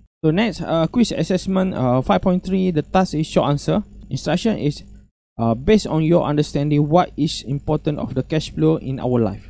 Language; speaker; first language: English; non-native, local second language; Malay